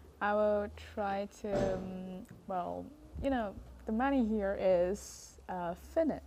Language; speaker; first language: English; non-native, learner; Chinese